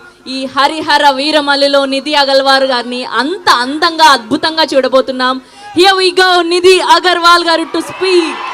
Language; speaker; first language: Telugu; native; Telugu